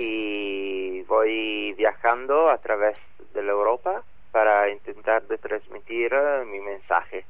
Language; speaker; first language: Spanish; non-native, learner; Italian